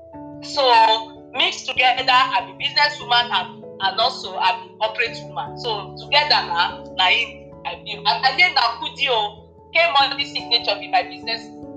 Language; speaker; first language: Nigerian Pidgin; non-native, local second language; Yoruba